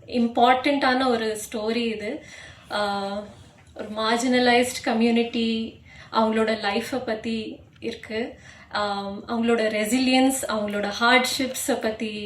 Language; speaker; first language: Tamil; non-native, local second language; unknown